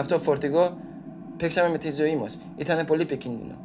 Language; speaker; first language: Greek; non-native, learner; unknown